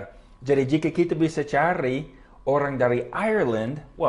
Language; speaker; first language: Indonesian; non-native, fluent; English